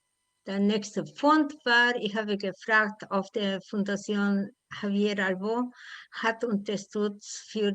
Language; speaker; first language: German; non-native, learner; Spanish